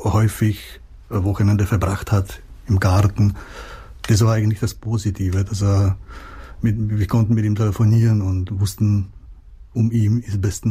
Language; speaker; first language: German; non-native, fluent; Czech